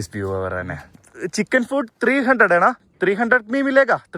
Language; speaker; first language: Hindi; non-native, local second language; Malayalam